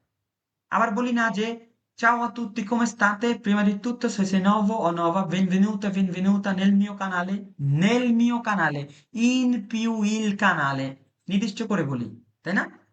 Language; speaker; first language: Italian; non-native, fluent; Bangla